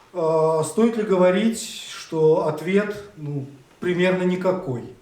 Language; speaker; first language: Russian; native; Russian